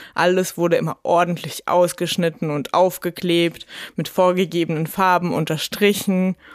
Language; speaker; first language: German; early bilingual, other home language; Russian